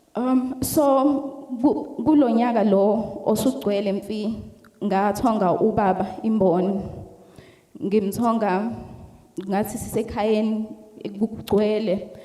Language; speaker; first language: Zulu; native; Zulu